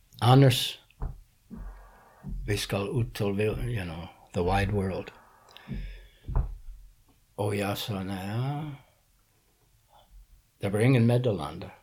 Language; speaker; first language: Swedish; non-native, fluent; English